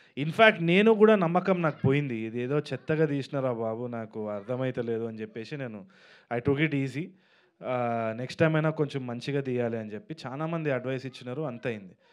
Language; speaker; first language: Telugu; native; Telugu